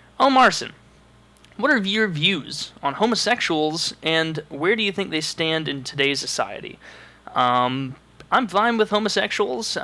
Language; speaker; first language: English; native; English